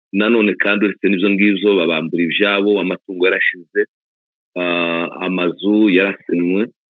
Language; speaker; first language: Kinyarwanda; native; Kinyarwanda